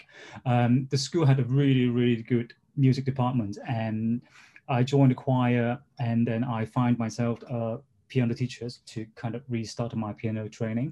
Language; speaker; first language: English; non-native, local second language; Cantonese